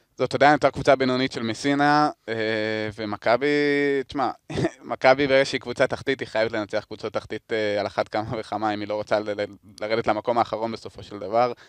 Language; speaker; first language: Hebrew; native; Hebrew